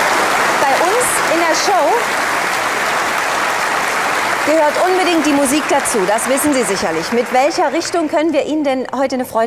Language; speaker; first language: German; native; German